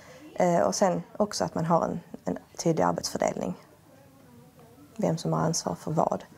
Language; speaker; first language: Swedish; native; Swedish